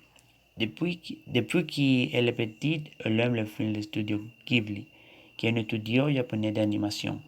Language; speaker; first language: French; non-native, learner; Spanish